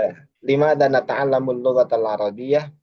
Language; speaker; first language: Arabic; non-native, fluent; Indonesian